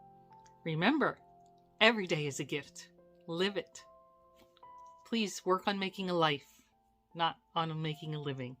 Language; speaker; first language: English; native; English